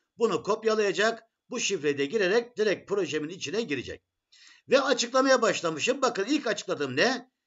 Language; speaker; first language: Turkish; native; Turkish